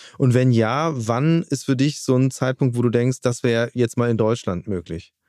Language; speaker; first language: German; native; German